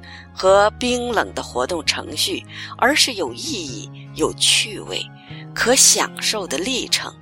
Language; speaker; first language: Chinese; native; Chinese